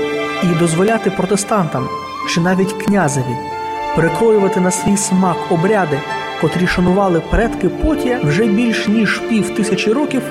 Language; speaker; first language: Ukrainian; native; Ukrainian